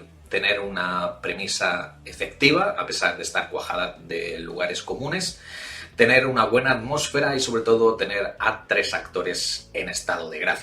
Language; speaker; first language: Spanish; native; Spanish